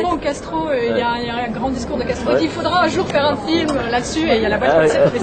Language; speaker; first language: French; native; French